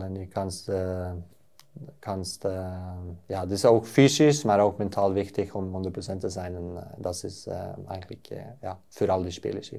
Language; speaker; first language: German; non-native, learner; Norwegian